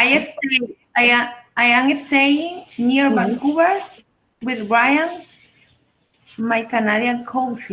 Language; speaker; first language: English; non-native, learner; Spanish